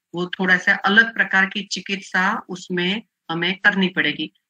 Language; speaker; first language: Hindi; non-native, local second language; Gujarati